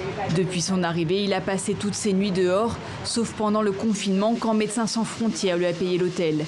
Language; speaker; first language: French; native; French